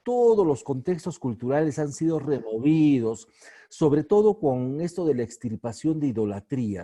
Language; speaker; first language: Spanish; native; Spanish